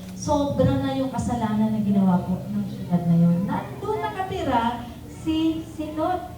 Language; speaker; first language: Filipino; native; Filipino